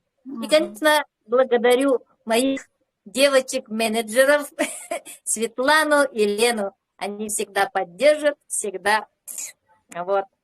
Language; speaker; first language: Russian; native; Russian